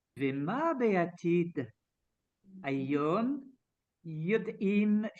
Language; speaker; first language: Hebrew; non-native, learner; French